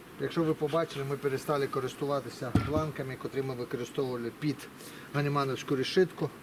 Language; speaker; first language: Ukrainian; non-native, local second language; Russian